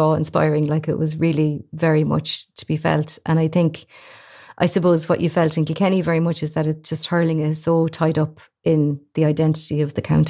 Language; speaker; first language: English; native; English